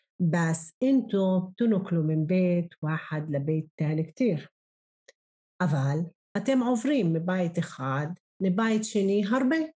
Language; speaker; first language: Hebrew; non-native, local second language; Arabic